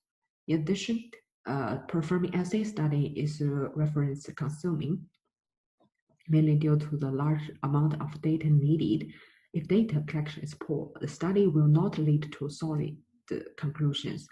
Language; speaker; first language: English; non-native, fluent; Chinese